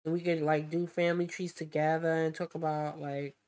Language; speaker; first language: English; native; English